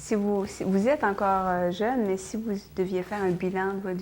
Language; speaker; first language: French; native; French